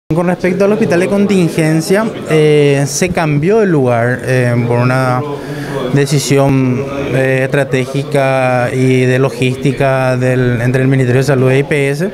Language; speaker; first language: Spanish; native; Spanish